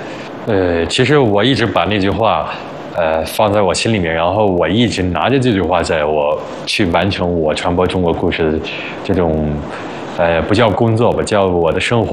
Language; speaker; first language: Chinese; early bilingual, other home language; Arabic